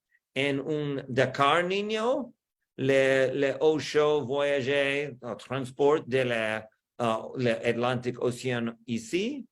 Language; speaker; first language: French; non-native, learner; English